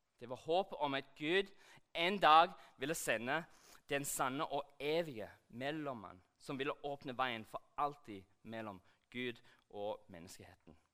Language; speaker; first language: Norwegian; non-native, fluent; English